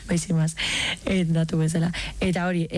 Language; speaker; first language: Basque; native; Basque